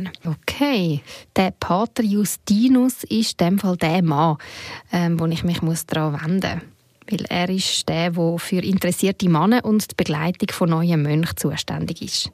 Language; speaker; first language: German; native; German